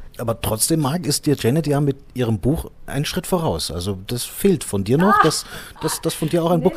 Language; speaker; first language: German; native; German